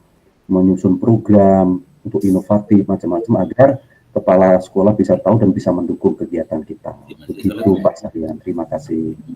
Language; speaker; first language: Indonesian; native; Indonesian